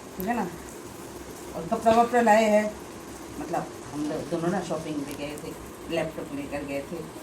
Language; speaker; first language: Hindi; non-native, local second language; Bangla